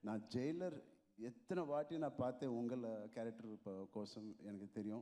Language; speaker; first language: Tamil; non-native, local second language; Telugu